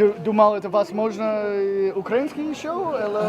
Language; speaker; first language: Russian; non-native, learner; English